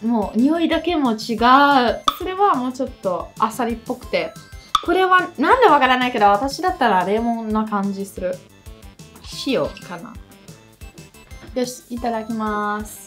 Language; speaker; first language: Japanese; non-native, fluent; Italian